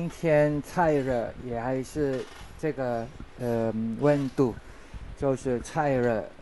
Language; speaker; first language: Chinese; non-native, learner; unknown